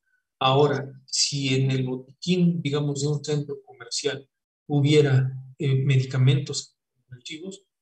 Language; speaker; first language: Spanish; native; Spanish